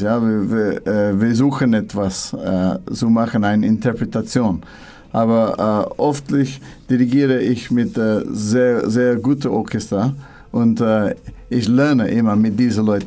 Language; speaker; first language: German; non-native, learner; English